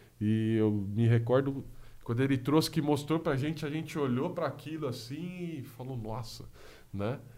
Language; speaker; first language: Portuguese; native; Portuguese